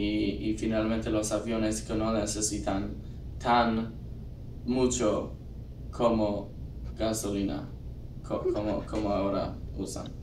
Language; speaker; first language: Spanish; non-native, learner; English